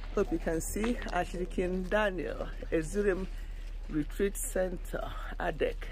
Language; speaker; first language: English; non-native, local second language; Igbo